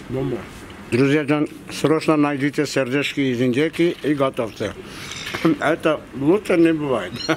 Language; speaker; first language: Russian; non-native, fluent; Armenian